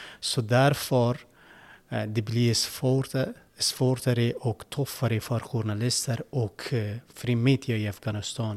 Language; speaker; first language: Swedish; non-native, learner; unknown